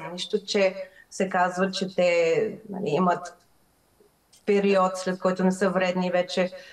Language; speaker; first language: Bulgarian; early bilingual, heritage; Bulgarian